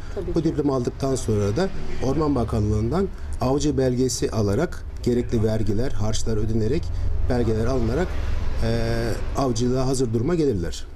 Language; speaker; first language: Turkish; native; Turkish